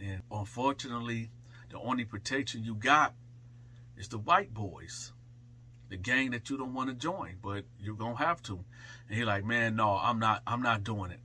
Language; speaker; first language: English; native; English